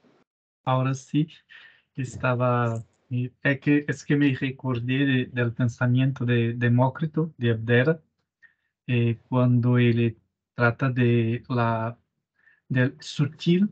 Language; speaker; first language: Spanish; non-native, fluent; Portuguese